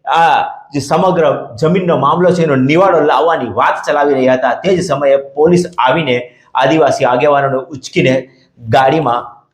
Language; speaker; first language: Gujarati; native; Gujarati